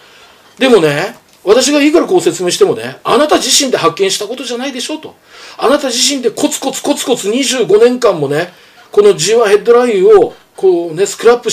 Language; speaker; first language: Japanese; native; Japanese